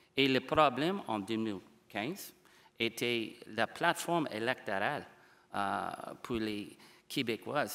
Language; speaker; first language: French; non-native, fluent; English